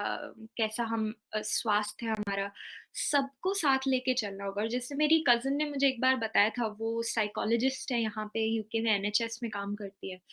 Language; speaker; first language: Hindi; native; Hindi